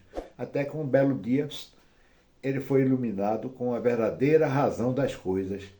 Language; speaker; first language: Portuguese; native; Portuguese